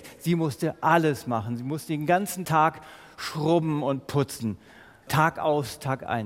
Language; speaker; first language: German; native; German